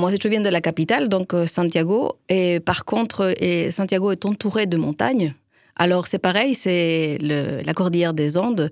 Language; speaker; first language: French; non-native, fluent; Spanish